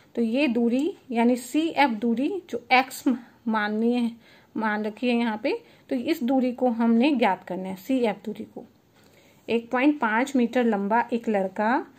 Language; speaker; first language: Hindi; native; Hindi